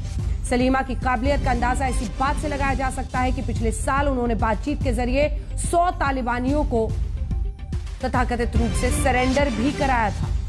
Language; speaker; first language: Hindi; native; Hindi